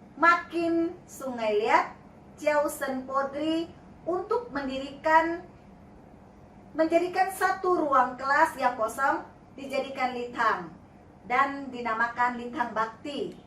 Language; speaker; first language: Indonesian; native; Indonesian